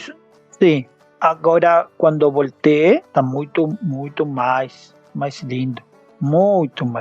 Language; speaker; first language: Portuguese; non-native, learner; Spanish